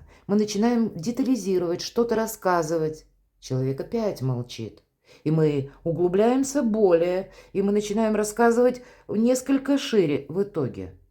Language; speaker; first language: Russian; native; Russian